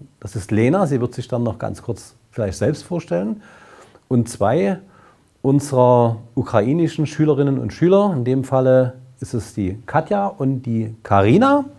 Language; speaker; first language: German; native; German